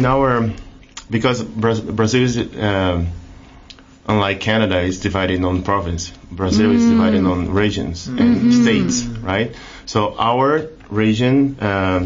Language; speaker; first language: English; non-native, fluent; Portuguese